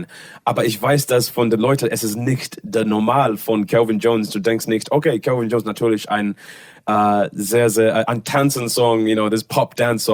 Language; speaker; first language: German; non-native, learner; English